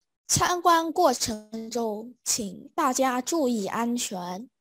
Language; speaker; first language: Chinese; non-native, fluent; Vietnamese